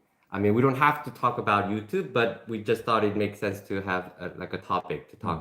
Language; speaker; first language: English; non-native, fluent; Korean